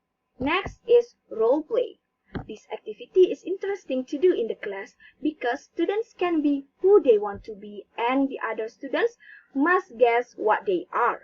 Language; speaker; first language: English; non-native, learner; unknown